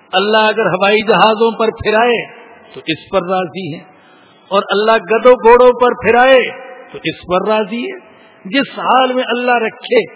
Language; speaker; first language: Urdu; non-native, local second language; Punjabi